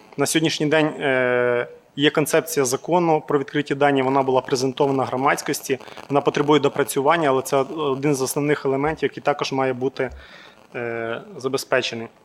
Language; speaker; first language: Ukrainian; native; Ukrainian